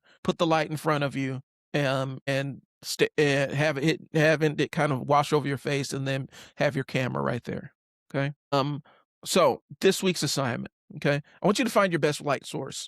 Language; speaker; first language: English; native; English